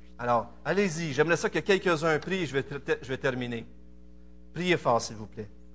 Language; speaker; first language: French; native; French